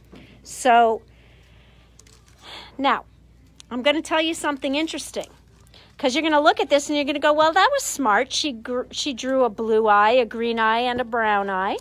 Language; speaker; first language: English; native; English